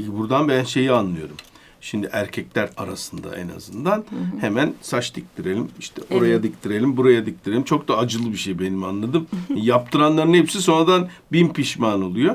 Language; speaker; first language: Turkish; native; Turkish